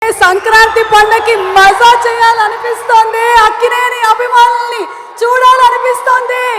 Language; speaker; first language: Telugu; native; Telugu